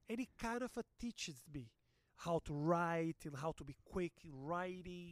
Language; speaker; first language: English; non-native, fluent; Portuguese